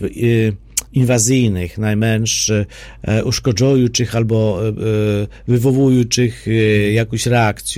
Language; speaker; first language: Polish; non-native, fluent; Ukrainian